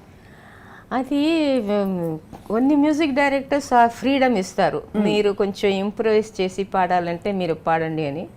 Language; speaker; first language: Telugu; non-native, local second language; Tamil